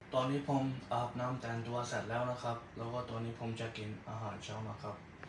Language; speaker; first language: Thai; non-native, fluent; Hindi